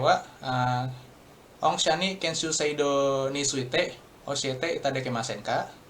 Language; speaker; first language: Japanese; non-native, learner; Indonesian